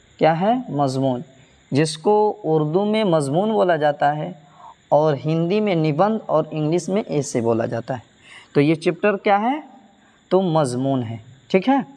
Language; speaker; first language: Urdu; native; Urdu